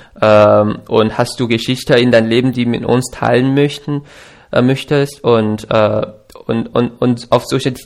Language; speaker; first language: German; non-native, fluent; Chinese